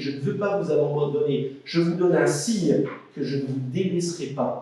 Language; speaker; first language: French; native; French